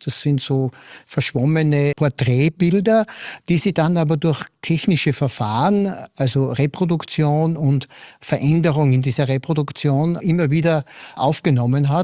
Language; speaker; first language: German; native; German